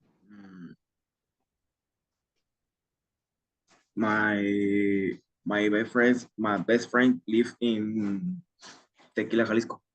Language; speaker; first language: English; non-native, learner; Spanish